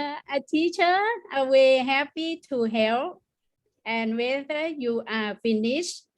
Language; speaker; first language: English; non-native, learner; Thai